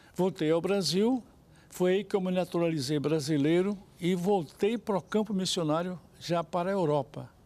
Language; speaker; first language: Portuguese; native; Portuguese